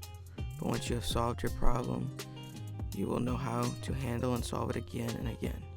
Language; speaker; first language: English; native; English